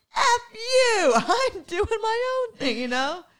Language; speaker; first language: English; native; English